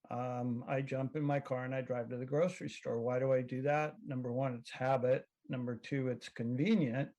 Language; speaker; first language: English; native; English